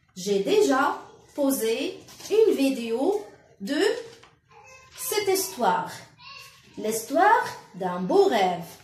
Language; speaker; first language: French; non-native, local second language; Arabic